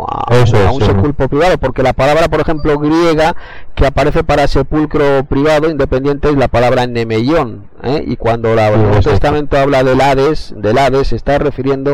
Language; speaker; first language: Spanish; native; Spanish